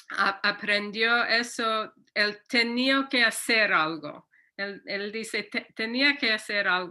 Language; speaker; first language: Spanish; non-native, fluent; English